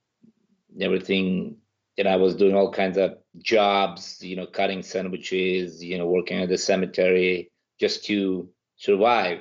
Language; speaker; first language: English; non-native, fluent; Ukrainian